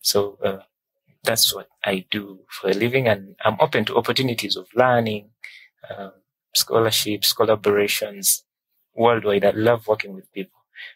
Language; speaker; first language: English; non-native, local second language; Ganda